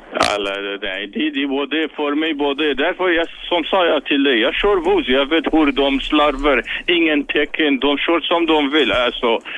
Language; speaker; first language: Swedish; non-native, learner; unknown